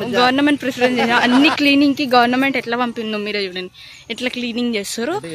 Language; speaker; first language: Telugu; non-native, local second language; Lambadi